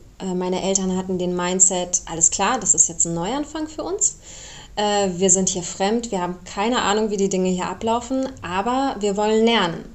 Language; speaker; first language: German; early bilingual, other home language; Romanian